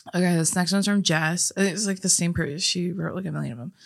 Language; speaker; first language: English; native; English